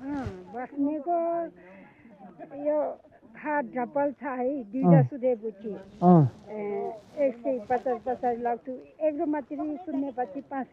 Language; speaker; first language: Nepali; non-native, local second language; Eastern Tamang